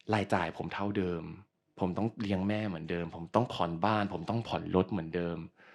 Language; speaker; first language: Thai; native; Thai